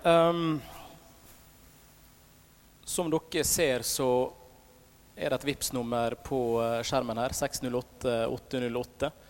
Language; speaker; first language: Norwegian; native; Norwegian